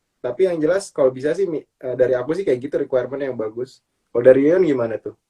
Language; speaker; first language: Indonesian; native; Indonesian